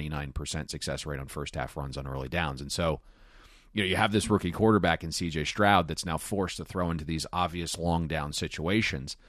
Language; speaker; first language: English; native; English